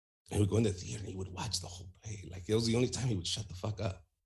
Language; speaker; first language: English; early bilingual, other home language; Spanish